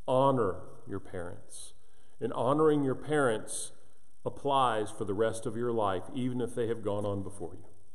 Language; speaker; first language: English; native; English